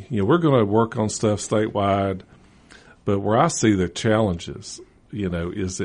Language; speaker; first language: English; native; English